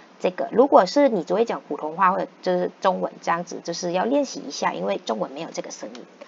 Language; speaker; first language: Chinese; non-native, fluent; Thai